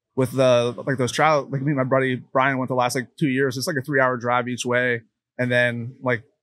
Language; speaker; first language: English; native; English